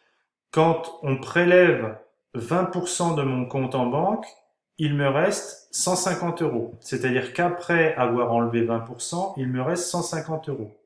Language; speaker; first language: French; native; French